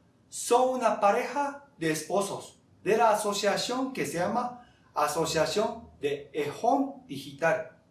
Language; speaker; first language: Spanish; non-native, fluent; Japanese